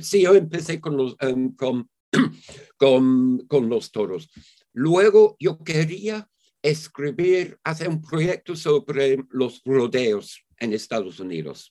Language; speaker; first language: Spanish; non-native, fluent; English